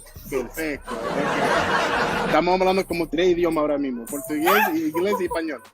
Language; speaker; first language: Spanish; non-native, learner; English